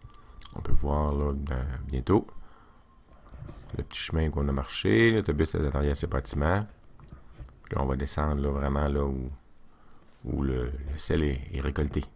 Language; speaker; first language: French; native; French